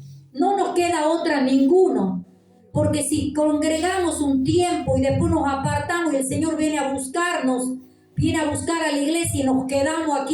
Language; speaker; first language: Spanish; native; Spanish